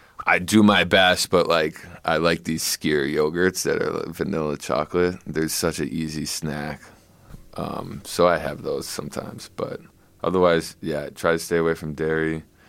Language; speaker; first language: English; native; English